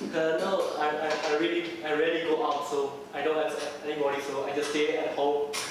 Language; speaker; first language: English; non-native, learner; Burmese